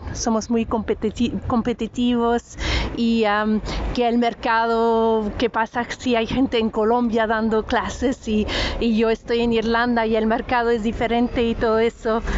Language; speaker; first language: Spanish; non-native, fluent; French